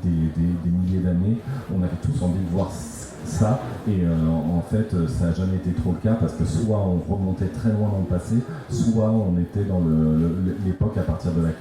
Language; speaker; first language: French; native; French